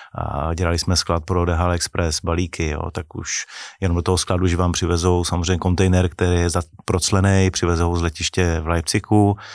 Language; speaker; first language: Czech; native; Czech